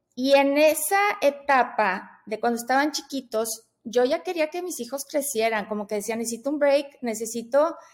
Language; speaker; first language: Spanish; native; Spanish